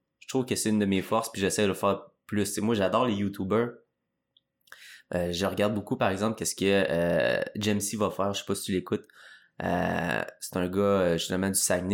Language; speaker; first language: French; native; French